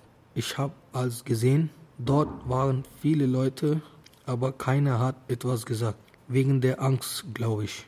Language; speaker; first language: German; non-native, learner; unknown